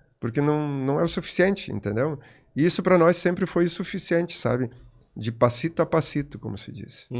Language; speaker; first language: Portuguese; non-native, local second language; German